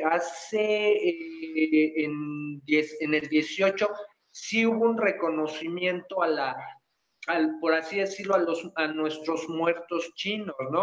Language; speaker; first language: Spanish; native; Spanish